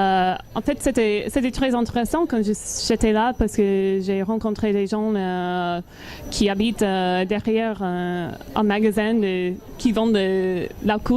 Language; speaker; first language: French; non-native, learner; English